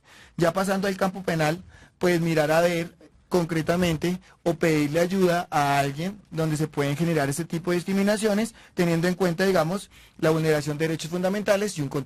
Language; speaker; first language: Spanish; native; Spanish